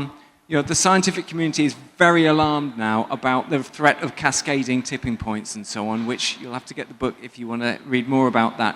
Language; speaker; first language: English; native; English